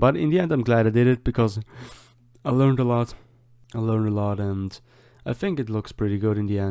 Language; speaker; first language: English; non-native, fluent; German